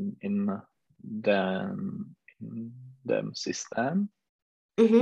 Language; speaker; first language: German; non-native, learner; Czech